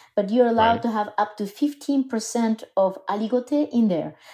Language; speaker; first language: English; non-native, fluent; Japanese